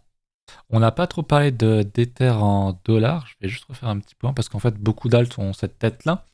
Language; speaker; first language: French; native; French